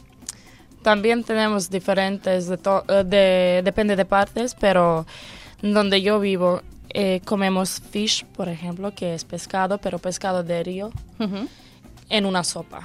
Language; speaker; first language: Spanish; non-native, learner; Croatian